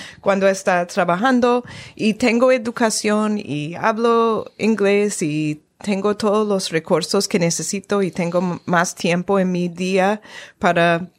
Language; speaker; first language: Spanish; non-native, fluent; English